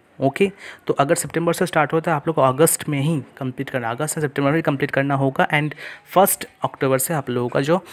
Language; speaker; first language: Hindi; non-native, local second language; Bangla